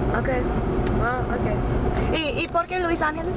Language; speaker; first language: Spanish; non-native, learner; English